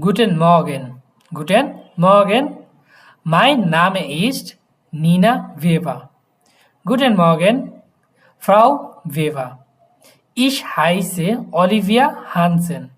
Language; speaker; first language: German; non-native, learner; Bangla